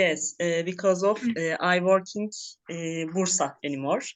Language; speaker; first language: English; non-native, learner; Turkish